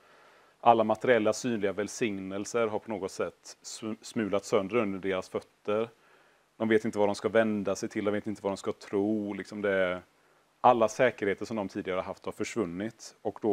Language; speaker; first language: Swedish; native; Swedish